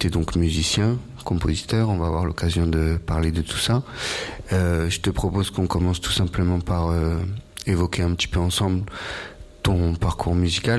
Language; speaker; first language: French; native; French